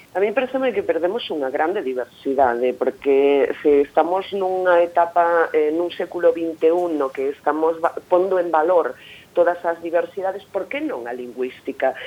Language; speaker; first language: Galician; native; Galician